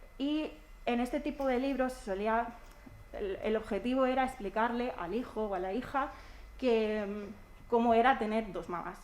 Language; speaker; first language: Spanish; native; Spanish